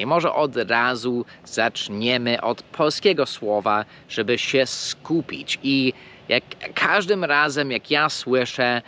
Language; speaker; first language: Polish; early bilingual, heritage; English